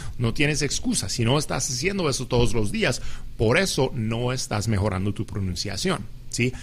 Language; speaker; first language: Spanish; non-native, fluent; English